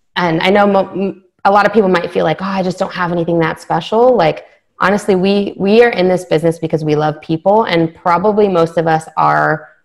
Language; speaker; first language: English; native; English